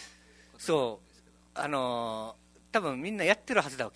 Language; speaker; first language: Japanese; native; Japanese